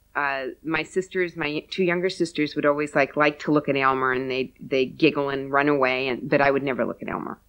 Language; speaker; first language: English; native; English